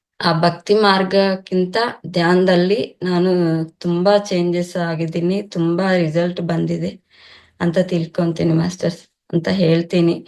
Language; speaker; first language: Kannada; non-native, local second language; Telugu